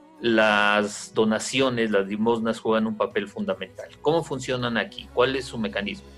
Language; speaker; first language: Spanish; native; Spanish